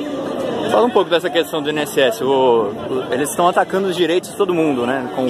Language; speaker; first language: Portuguese; native; Portuguese